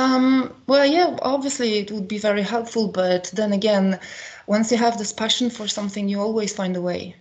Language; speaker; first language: English; non-native, fluent; Polish